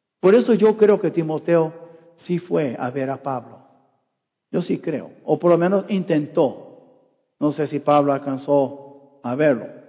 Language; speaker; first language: Spanish; non-native, fluent; English